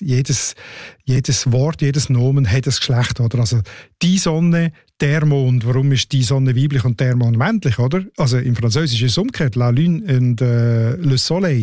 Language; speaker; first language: German; native; German